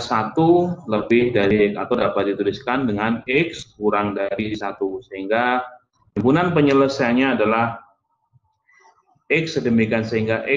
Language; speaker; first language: Indonesian; native; Indonesian